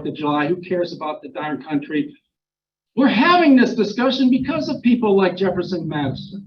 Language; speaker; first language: English; non-native, fluent; Ukrainian